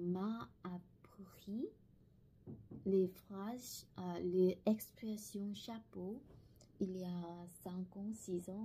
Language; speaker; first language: French; non-native, learner; Korean